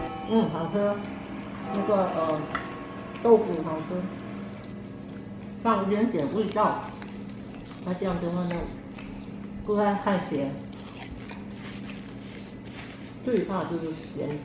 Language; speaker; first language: Chinese; early bilingual, heritage; Chinese